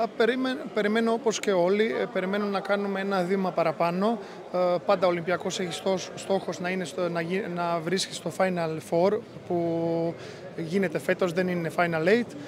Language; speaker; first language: Greek; non-native, fluent; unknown